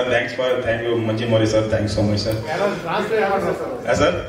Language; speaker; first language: Kannada; non-native, learner; Tamil